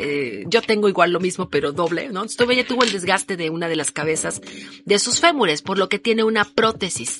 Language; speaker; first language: Spanish; native; Spanish